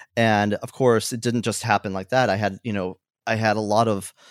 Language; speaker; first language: English; native; English